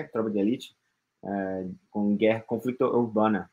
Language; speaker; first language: Portuguese; non-native, fluent; English